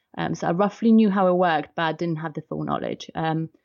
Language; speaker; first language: English; non-native, fluent; Polish